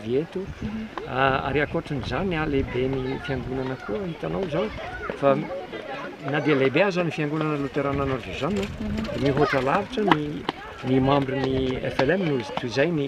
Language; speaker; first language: Malagasy; non-native, fluent; Norwegian